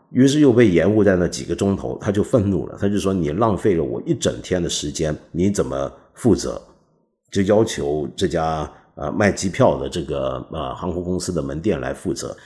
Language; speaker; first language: Chinese; non-native, local second language; Cantonese